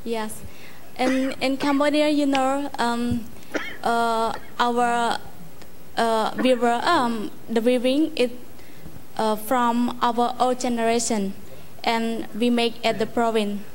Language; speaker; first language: English; non-native, learner; Khmer